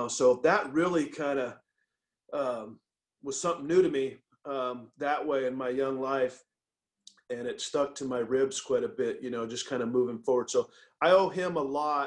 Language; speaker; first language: English; native; English